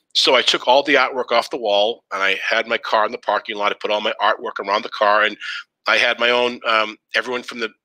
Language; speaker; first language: English; native; English